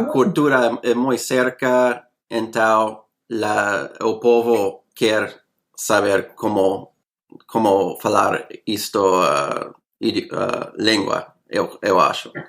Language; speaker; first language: Portuguese; non-native, learner; English